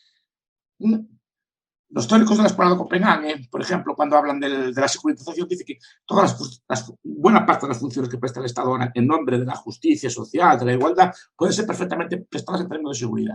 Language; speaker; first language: Spanish; native; Spanish